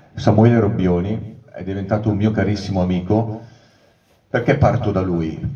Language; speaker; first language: Italian; native; Italian